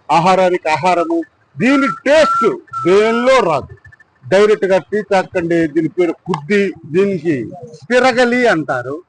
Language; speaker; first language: Telugu; native; Telugu